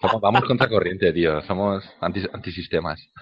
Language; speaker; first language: Spanish; native; Spanish